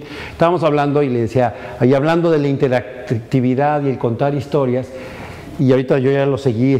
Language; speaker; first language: Spanish; native; Spanish